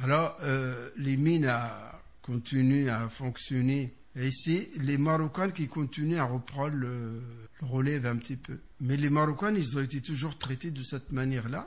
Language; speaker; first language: French; non-native, fluent; Arabic